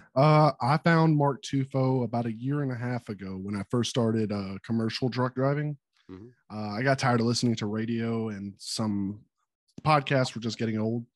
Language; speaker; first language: English; native; English